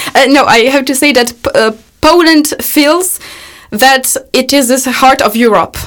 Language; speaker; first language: English; non-native, fluent; Polish